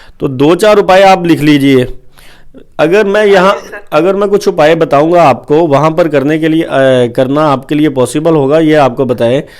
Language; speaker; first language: Hindi; non-native, local second language; Punjabi